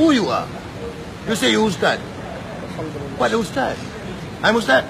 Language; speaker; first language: English; non-native, local second language; Malay